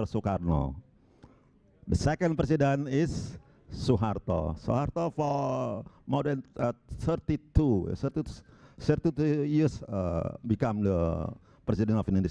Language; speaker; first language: English; non-native, local second language; Indonesian